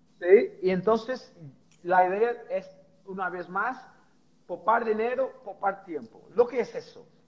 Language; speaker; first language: Spanish; non-native, fluent; Portuguese